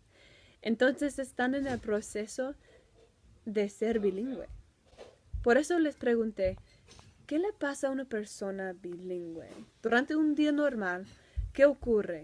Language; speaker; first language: Spanish; non-native, fluent; English